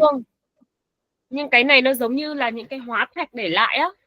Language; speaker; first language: Vietnamese; native; Vietnamese